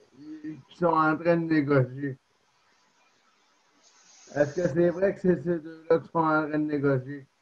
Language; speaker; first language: French; native; French